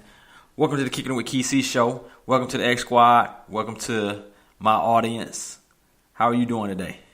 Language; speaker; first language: English; native; English